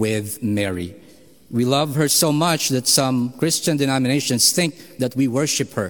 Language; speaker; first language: English; non-native, local second language; Filipino